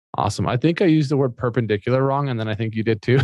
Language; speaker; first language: English; native; English